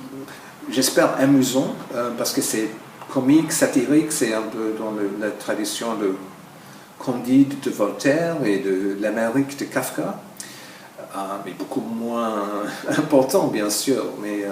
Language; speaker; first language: French; non-native, fluent; English